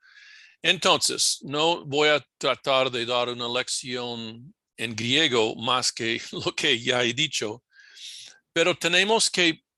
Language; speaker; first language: Spanish; non-native, fluent; English